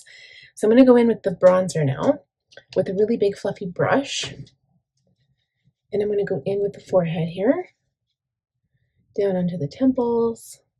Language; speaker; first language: English; native; English